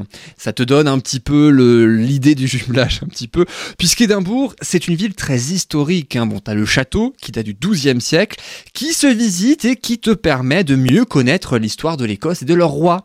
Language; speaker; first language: French; native; French